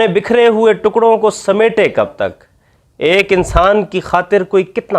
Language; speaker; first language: Urdu; native; Urdu